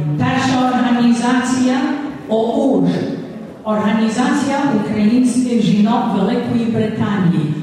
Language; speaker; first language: Ukrainian; early bilingual, heritage; Ukrainian